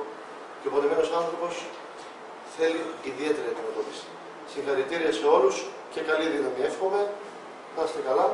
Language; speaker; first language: Greek; native; Greek